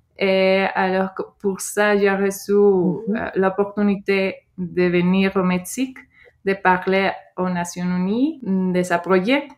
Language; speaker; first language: French; non-native, fluent; Spanish